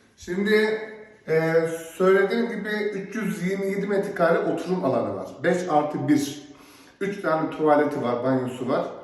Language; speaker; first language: Turkish; native; Turkish